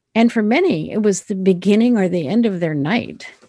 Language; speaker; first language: English; native; English